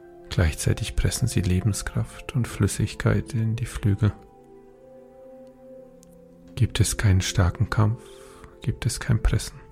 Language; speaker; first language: German; native; German